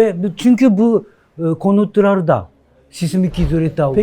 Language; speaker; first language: Turkish; non-native, learner; Japanese